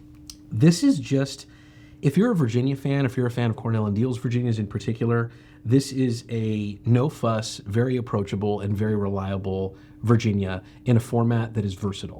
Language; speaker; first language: English; native; English